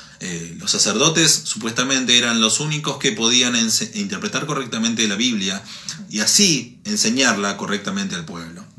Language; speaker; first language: Spanish; native; Spanish